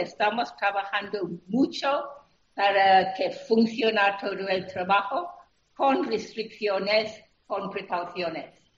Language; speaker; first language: Spanish; non-native, fluent; English